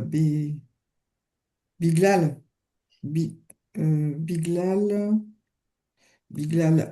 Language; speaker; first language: Hebrew; non-native, learner; French